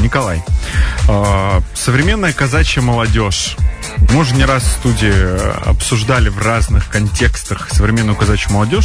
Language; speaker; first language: Russian; native; Russian